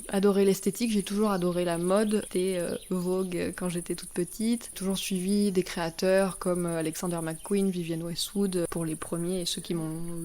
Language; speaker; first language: French; native; French